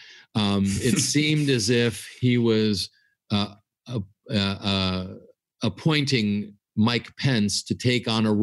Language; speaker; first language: English; native; English